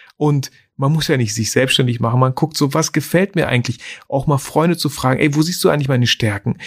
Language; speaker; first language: German; early bilingual, other home language; Russian